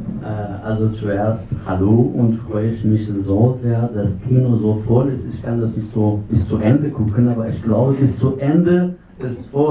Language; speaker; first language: German; non-native, fluent; Persian